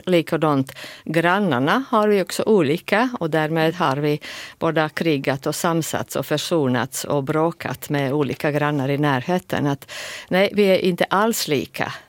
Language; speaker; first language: Swedish; non-native, fluent; Latvian